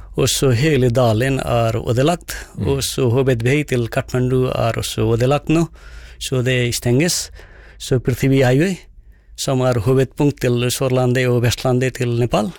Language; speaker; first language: Norwegian; non-native, fluent; Nepali